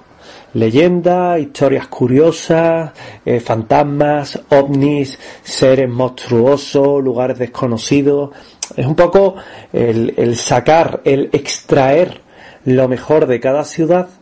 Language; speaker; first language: Spanish; native; Spanish